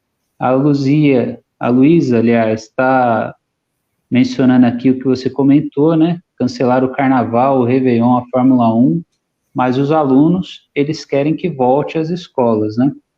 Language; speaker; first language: Portuguese; native; Portuguese